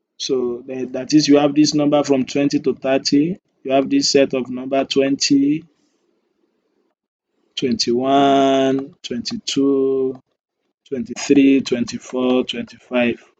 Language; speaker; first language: English; non-native, local second language; Yoruba